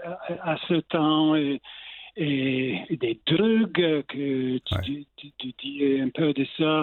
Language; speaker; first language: French; non-native, local second language; English